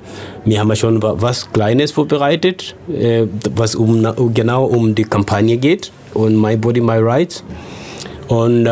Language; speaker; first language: German; non-native, fluent; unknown